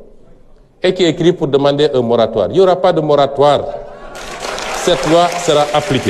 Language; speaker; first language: French; non-native, local second language; Wolof